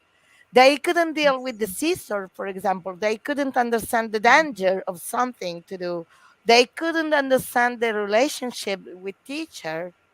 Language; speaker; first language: English; non-native, fluent; Italian